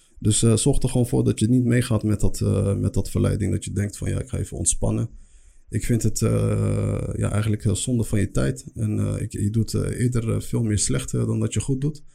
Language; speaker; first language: Dutch; early bilingual, other home language; Arabic